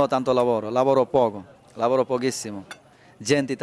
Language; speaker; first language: Italian; non-native, learner; Bangla